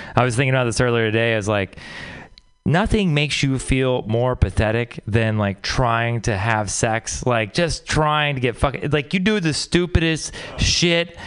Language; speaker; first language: English; native; English